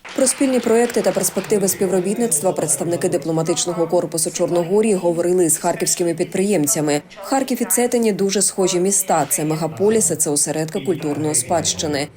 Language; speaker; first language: Ukrainian; native; Ukrainian